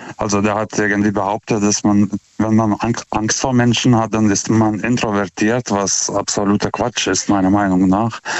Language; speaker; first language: German; non-native, fluent; Lithuanian